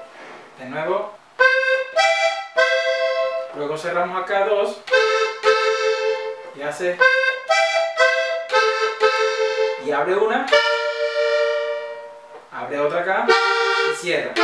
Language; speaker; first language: Spanish; native; Spanish